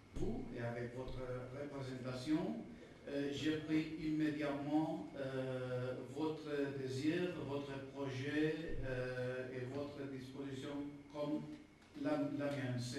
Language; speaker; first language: French; non-native, fluent; Catalan